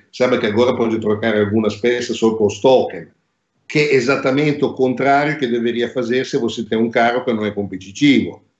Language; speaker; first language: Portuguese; non-native, fluent; Italian